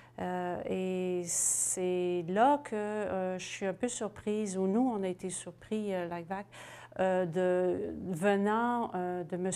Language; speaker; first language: French; native; French